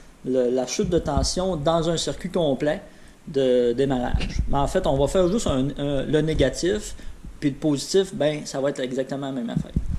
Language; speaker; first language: French; native; French